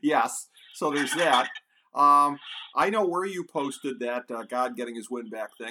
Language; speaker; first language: English; native; English